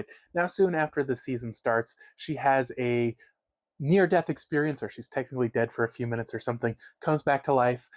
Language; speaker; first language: English; native; English